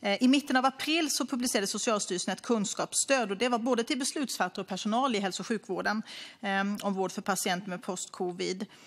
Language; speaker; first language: Swedish; native; Swedish